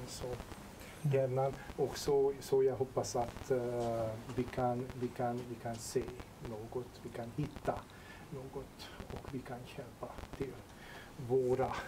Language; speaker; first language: Swedish; non-native, fluent; Hungarian